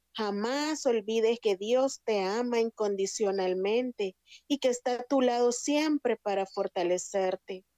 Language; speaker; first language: Spanish; native; Spanish